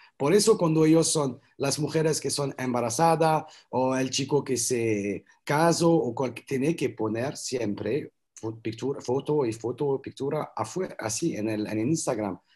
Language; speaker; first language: Spanish; non-native, learner; French